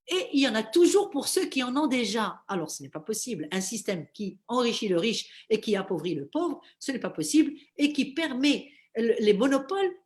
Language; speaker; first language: French; non-native, local second language; Arabic